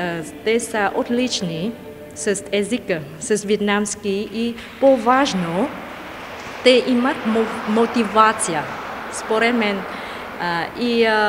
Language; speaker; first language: Bulgarian; non-native, learner; Vietnamese